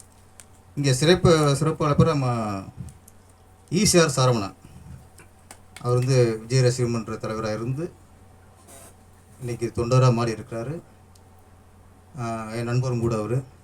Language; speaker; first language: Tamil; native; Tamil